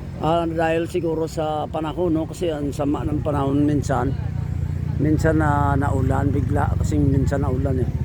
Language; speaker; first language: Filipino; non-native, local second language; Hiligaynon